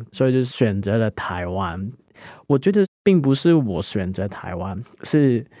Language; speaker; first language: Chinese; non-native, local second language; Cantonese